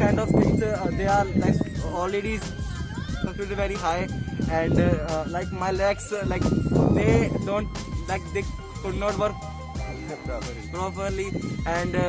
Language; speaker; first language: English; non-native, learner; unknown